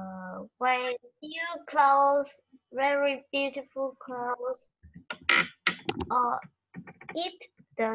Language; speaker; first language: English; non-native, learner; Vietnamese